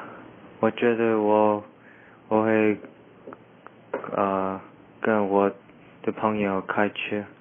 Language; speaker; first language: Chinese; non-native, learner; English